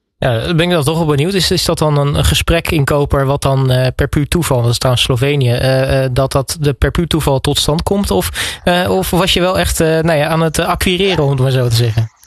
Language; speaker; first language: Dutch; native; Dutch